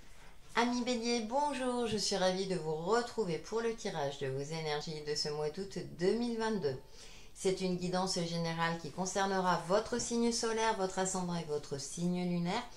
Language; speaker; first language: French; native; French